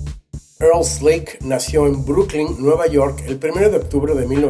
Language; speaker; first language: Spanish; native; Spanish